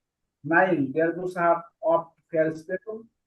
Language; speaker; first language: German; non-native, learner; Bangla